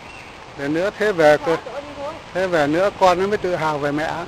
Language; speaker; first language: Vietnamese; native; Vietnamese